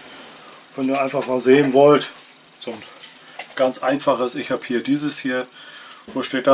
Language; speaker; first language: German; native; German